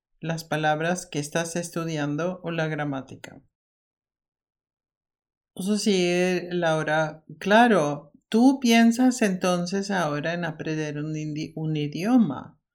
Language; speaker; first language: Spanish; non-native, fluent; Norwegian